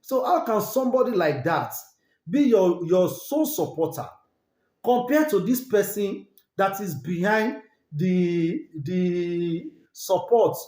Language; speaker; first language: English; non-native, local second language; Yoruba